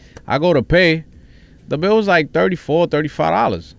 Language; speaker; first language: English; early bilingual, other home language; Spanish